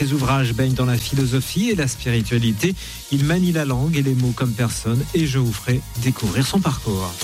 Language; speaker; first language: French; native; French